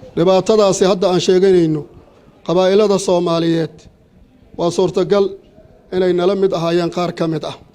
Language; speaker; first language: Somali; native; Somali